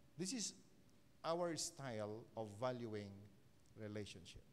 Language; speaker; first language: English; non-native, local second language; Filipino